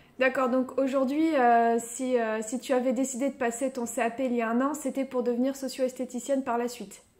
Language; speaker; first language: French; native; French